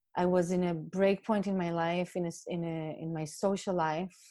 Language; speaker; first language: English; non-native, fluent; Hebrew